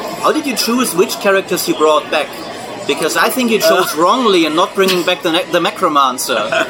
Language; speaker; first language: English; non-native, fluent; German